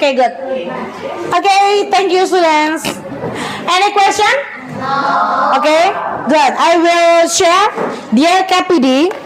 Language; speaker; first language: English; non-native, learner; Indonesian